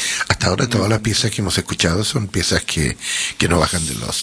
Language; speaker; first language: Spanish; native; Spanish